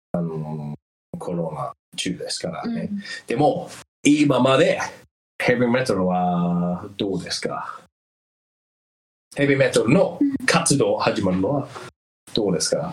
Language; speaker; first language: Japanese; non-native, fluent; English